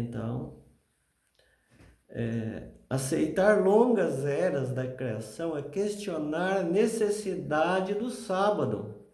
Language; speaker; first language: Portuguese; native; Portuguese